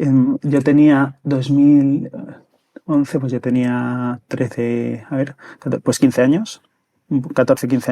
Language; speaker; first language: Spanish; native; Spanish